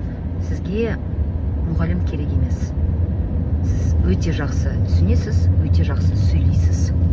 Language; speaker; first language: Kazakh; non-native, local second language; Russian